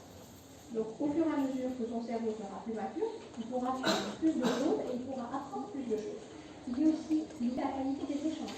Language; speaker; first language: French; non-native, local second language; Arabic